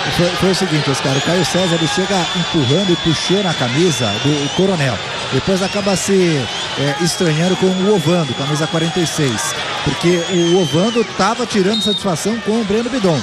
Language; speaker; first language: Portuguese; native; Portuguese